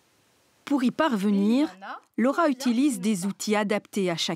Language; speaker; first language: French; native; French